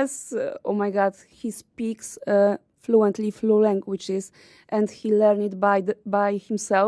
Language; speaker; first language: English; non-native, learner; Polish